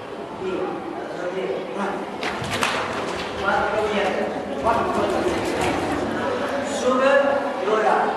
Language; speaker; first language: Spanish; non-native, learner; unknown